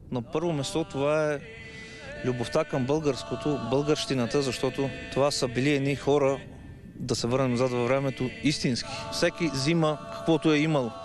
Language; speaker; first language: Bulgarian; native; Bulgarian